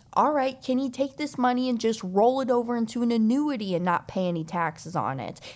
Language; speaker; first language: English; native; English